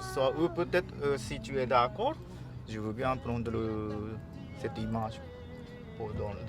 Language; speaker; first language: French; non-native, learner; Japanese